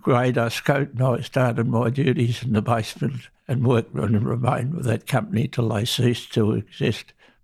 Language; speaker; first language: English; native; English